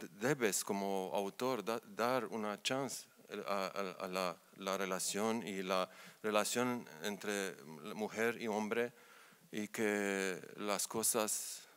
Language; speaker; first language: Spanish; non-native, learner; Romanian